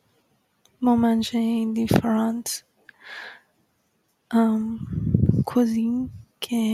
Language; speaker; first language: French; non-native, learner; English